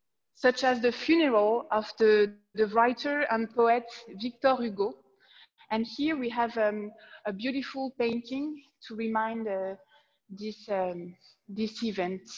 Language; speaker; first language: English; non-native, fluent; French